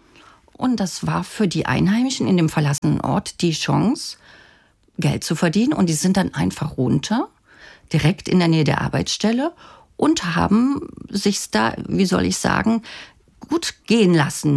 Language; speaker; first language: German; native; German